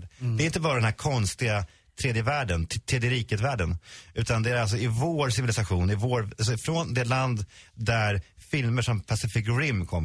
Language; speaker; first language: Swedish; native; Swedish